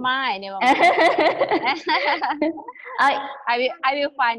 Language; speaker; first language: English; non-native, learner; Thai